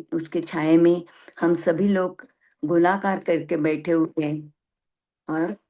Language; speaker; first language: Hindi; non-native, local second language; Marathi